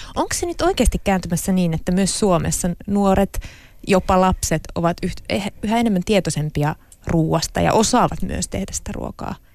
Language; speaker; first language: Finnish; native; Finnish